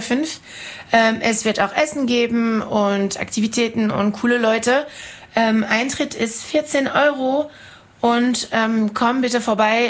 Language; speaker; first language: German; non-native, fluent; French